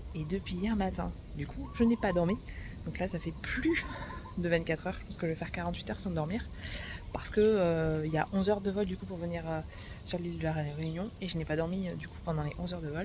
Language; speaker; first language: French; native; French